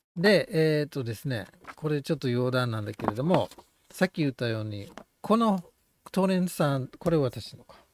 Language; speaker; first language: Japanese; non-native, fluent; English